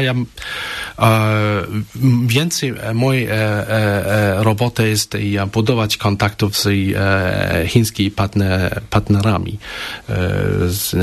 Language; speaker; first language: Polish; non-native, learner; Chinese